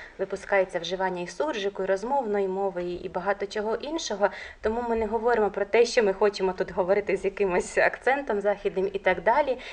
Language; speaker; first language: Ukrainian; native; Ukrainian